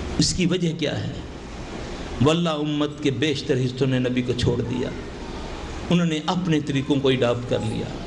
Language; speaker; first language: Urdu; non-native, local second language; Punjabi